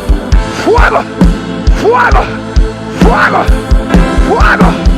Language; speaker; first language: Spanish; native; Spanish